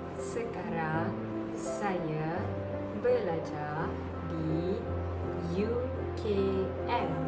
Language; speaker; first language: Malay; non-native, local second language; Tamil